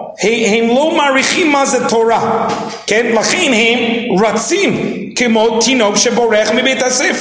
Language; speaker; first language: Hebrew; non-native, fluent; English